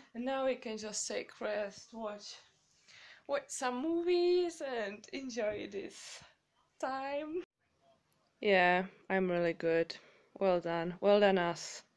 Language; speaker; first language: English; non-native, fluent; Czech